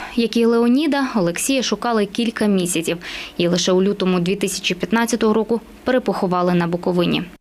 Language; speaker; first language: Ukrainian; native; Ukrainian